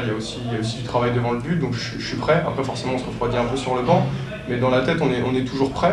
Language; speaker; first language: French; native; French